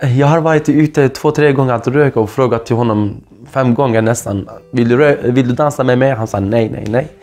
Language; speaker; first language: Swedish; non-native, fluent; Kurdish